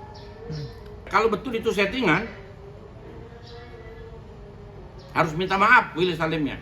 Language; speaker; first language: Indonesian; native; Indonesian